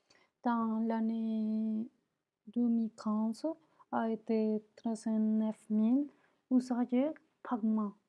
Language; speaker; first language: French; non-native, learner; Spanish